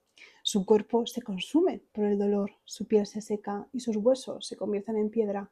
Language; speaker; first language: Spanish; native; Spanish